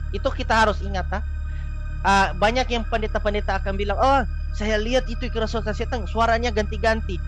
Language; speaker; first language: Indonesian; non-native, fluent; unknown